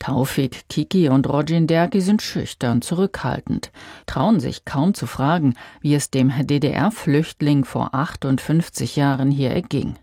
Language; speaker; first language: German; native; German